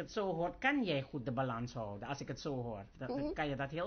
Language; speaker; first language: Dutch; native; Dutch